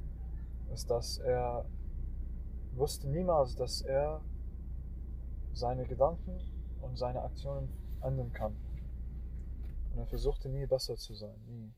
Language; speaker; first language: German; non-native, learner; Arabic